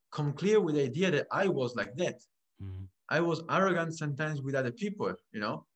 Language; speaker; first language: English; non-native, fluent; Italian